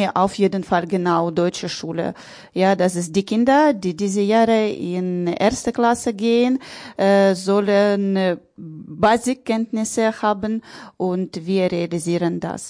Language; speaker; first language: German; non-native, learner; Ukrainian